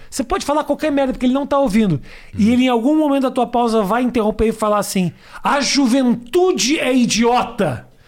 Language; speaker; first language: Portuguese; native; Portuguese